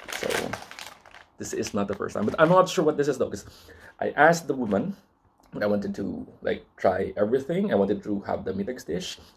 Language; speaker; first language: English; non-native, local second language; Cebuano